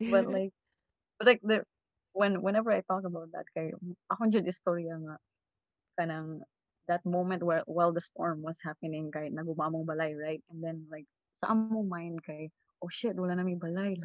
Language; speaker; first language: English; non-native, local second language; Cebuano